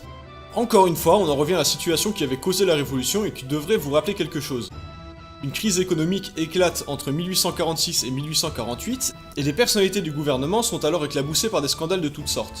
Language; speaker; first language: French; native; French